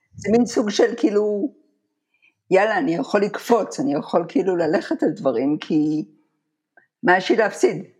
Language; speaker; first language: Hebrew; native; Hebrew